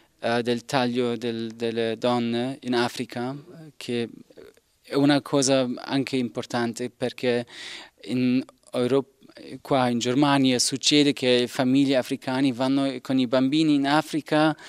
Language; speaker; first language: Italian; non-native, learner; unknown